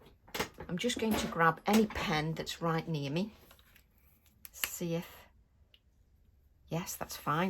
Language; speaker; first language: English; native; English